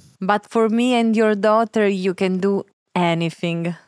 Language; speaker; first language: English; non-native, fluent; Italian